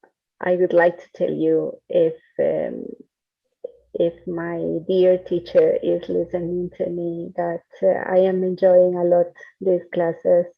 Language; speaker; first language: English; non-native, fluent; Spanish